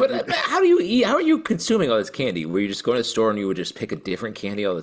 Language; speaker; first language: English; native; English